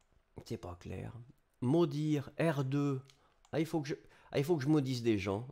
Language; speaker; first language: French; native; French